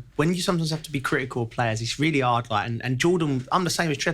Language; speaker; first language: English; native; English